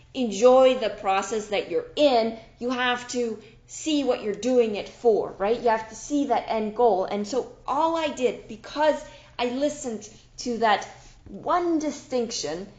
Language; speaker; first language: English; non-native, fluent; German